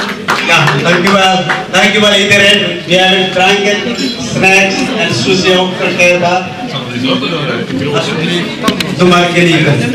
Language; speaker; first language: Dutch; non-native, learner; Nepali